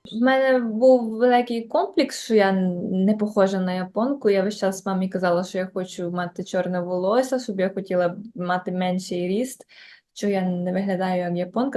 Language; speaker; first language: Ukrainian; early bilingual, heritage; Ukrainian